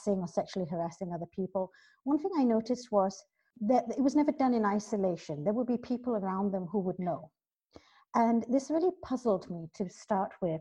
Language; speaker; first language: English; native; English